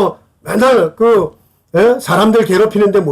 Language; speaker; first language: Korean; native; Korean